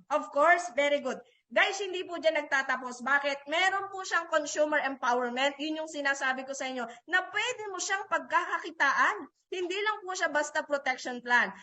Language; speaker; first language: Filipino; native; Filipino